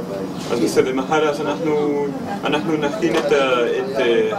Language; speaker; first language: Hebrew; non-native, fluent; English